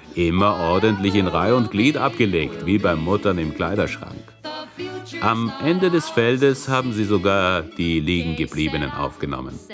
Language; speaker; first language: German; native; German